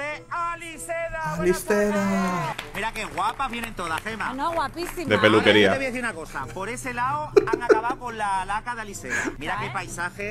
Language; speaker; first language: Spanish; native; Spanish